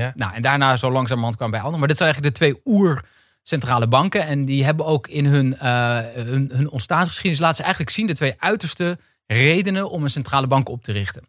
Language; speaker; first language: Dutch; native; Dutch